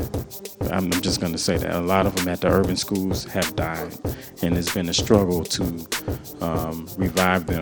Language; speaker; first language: English; native; English